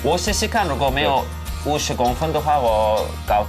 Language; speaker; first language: Chinese; non-native, fluent; Turkish